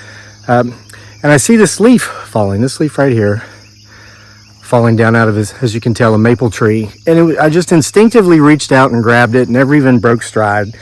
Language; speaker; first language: English; native; English